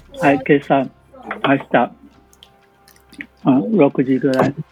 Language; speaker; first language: Japanese; non-native, learner; English